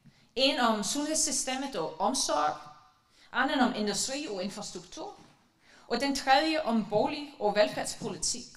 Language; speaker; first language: Danish; non-native, fluent; Icelandic